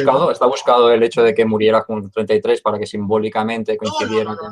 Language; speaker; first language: Spanish; native; Spanish